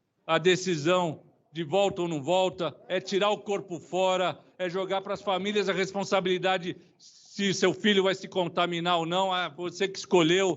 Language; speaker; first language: Portuguese; native; Portuguese